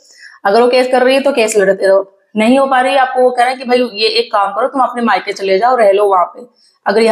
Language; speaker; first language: Hindi; native; Hindi